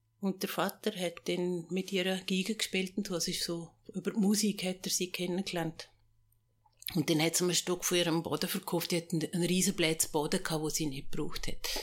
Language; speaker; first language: German; native; German